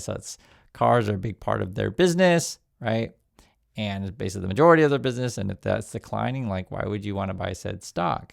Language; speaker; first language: English; native; English